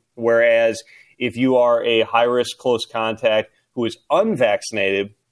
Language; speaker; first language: English; native; English